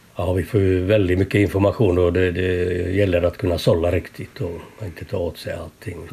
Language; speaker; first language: Swedish; native; Swedish